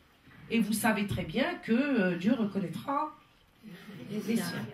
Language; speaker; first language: French; native; French